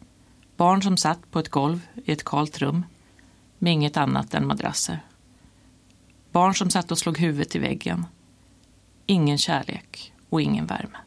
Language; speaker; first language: Swedish; native; Swedish